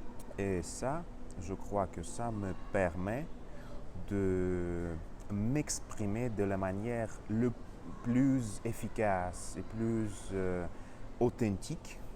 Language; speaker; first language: French; non-native, learner; Russian